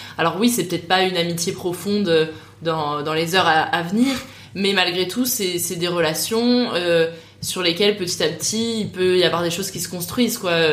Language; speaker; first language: French; native; French